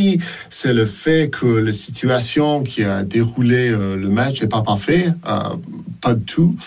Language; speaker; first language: French; non-native, fluent; English